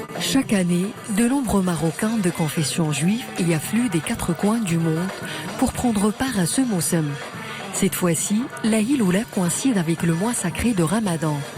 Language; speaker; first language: French; non-native, local second language; Arabic